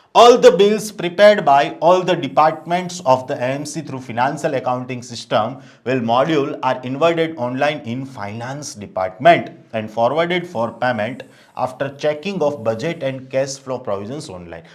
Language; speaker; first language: English; non-native, local second language; Gujarati